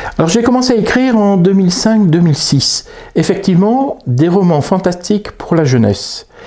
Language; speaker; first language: French; native; French